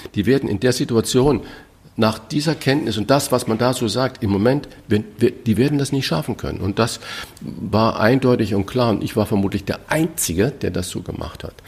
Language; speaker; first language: German; native; German